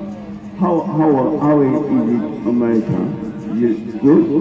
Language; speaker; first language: English; non-native, learner; Korean